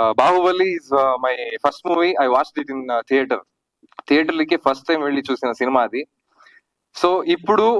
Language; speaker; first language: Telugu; non-native, learner; Tamil